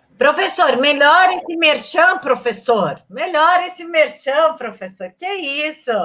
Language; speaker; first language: Portuguese; native; Portuguese